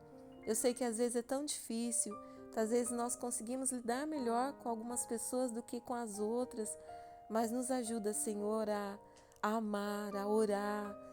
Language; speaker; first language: Portuguese; native; Portuguese